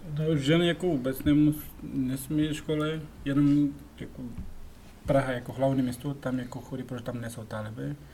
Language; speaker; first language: Czech; non-native, learner; Pashto